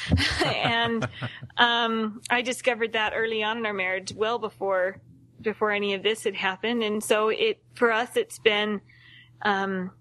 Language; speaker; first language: English; native; English